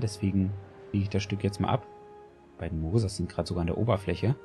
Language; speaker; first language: German; native; German